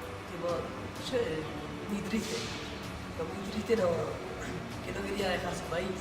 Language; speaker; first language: Spanish; early bilingual, other home language; Arabic